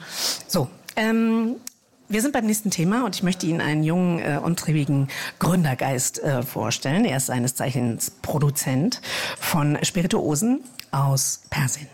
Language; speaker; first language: German; native; German